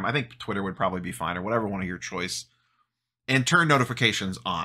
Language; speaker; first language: English; native; English